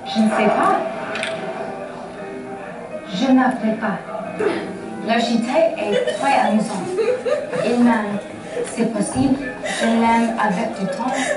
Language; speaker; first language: French; non-native, learner; English